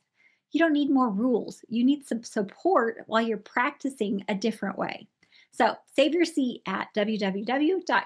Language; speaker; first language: English; native; English